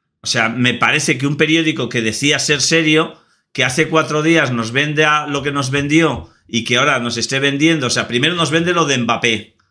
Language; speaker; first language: Spanish; native; Spanish